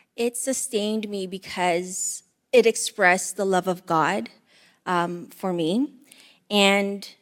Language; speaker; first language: English; native; English